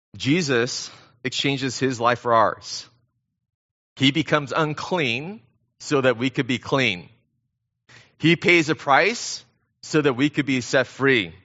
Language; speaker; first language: English; early bilingual, other home language; Korean